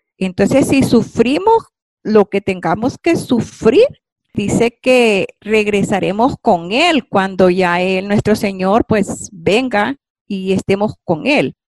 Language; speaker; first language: Spanish; native; Spanish